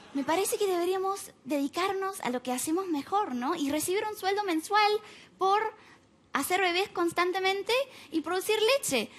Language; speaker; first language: Spanish; non-native, fluent; English